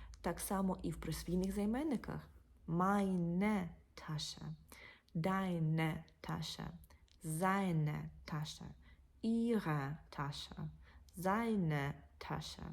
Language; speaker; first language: German; non-native, fluent; Ukrainian